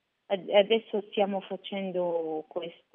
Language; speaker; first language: Italian; non-native, learner; Arabic